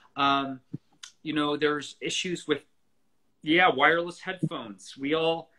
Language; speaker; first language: English; native; English